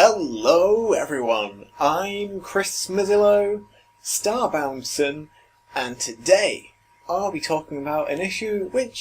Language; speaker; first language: English; native; English